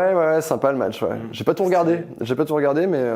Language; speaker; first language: French; native; French